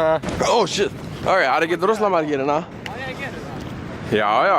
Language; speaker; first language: Icelandic; native; Icelandic